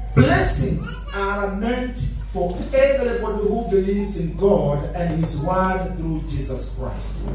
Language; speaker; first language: English; non-native, local second language; Swahili